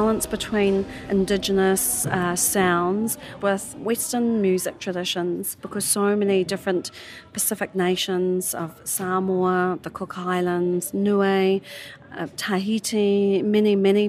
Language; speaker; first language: English; native; English